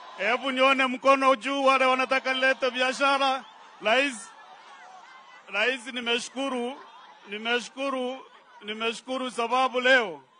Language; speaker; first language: Swahili; non-native, local second language; Meru